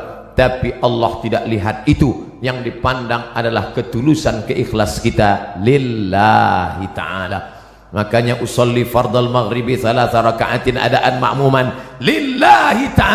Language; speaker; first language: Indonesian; native; Indonesian